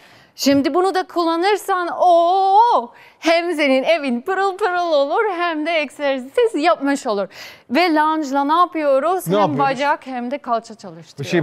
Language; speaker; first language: Turkish; non-native, fluent; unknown